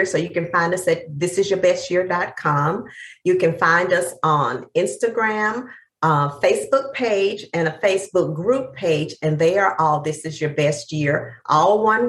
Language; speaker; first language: English; native; English